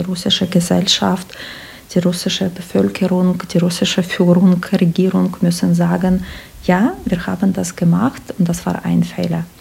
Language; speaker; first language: German; non-native, fluent; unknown